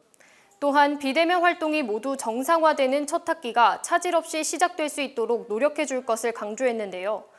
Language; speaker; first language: Korean; native; Korean